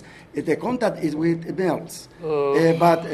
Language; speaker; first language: English; non-native, learner; Spanish